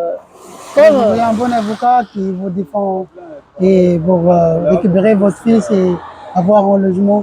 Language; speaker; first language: French; non-native, learner; Arabic